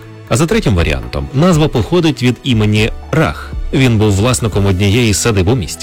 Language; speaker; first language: Ukrainian; native; Ukrainian